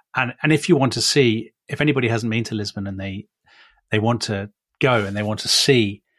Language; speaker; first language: English; native; English